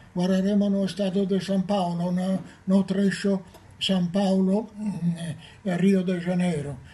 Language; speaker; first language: Portuguese; non-native, fluent; Italian